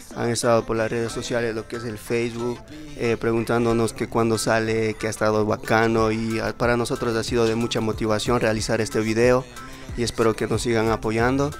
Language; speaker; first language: Spanish; native; Spanish